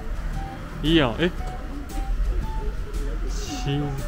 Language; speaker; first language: Japanese; native; Japanese